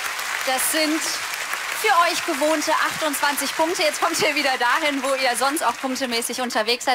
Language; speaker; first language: German; native; German